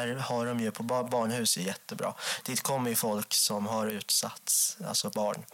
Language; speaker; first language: Swedish; native; Swedish